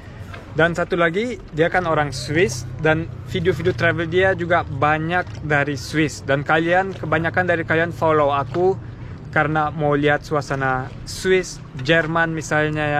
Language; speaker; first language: Indonesian; early bilingual, heritage; Indonesian